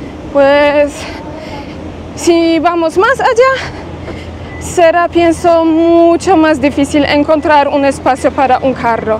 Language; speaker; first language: Spanish; non-native, fluent; Polish